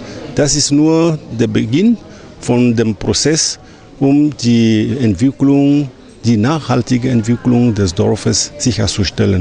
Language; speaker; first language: German; non-native, fluent; French